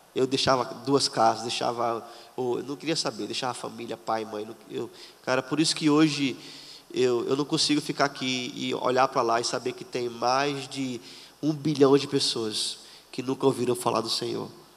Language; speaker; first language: Portuguese; native; Portuguese